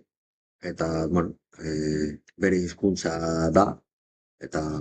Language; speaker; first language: Basque; non-native, learner; Spanish